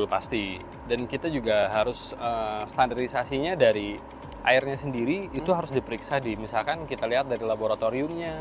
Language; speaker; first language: Indonesian; native; Indonesian